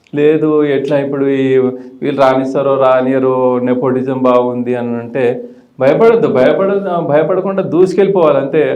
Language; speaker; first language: Telugu; non-native, local second language; Lambadi